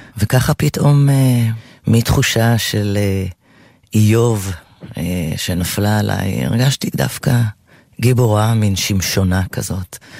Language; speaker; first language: Hebrew; native; Hebrew